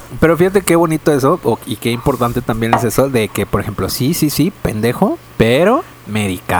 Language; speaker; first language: Spanish; native; Spanish